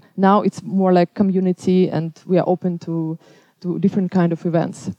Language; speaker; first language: English; non-native, fluent; Belarusian